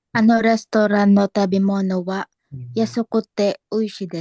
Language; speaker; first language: Japanese; non-native, learner; Filipino